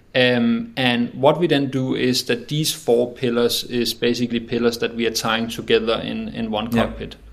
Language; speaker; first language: English; non-native, fluent; Danish